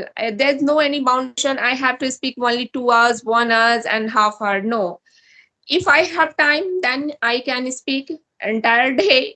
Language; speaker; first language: English; non-native, learner; Hindi